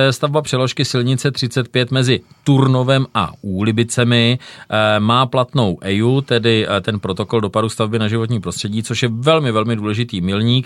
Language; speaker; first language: Czech; native; Czech